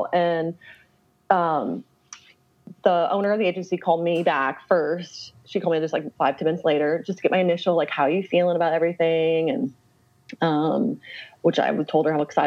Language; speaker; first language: English; native; English